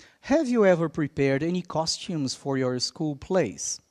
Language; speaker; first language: English; non-native, fluent; Portuguese